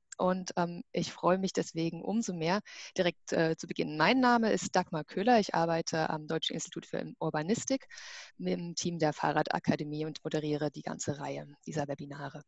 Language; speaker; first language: German; native; German